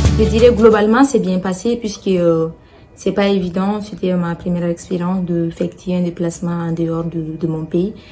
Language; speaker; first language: French; non-native, local second language; Bambara